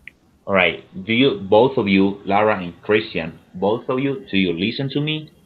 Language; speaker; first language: English; non-native, fluent; Spanish